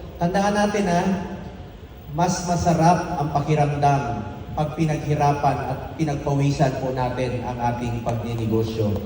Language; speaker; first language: Filipino; non-native, local second language; Cebuano